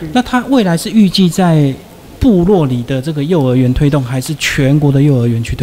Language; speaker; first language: Chinese; native; Chinese